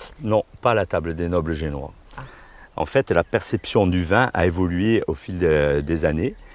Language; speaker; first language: French; native; French